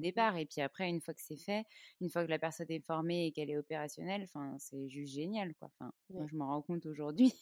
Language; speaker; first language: French; native; French